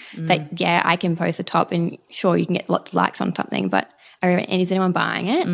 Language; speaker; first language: English; native; English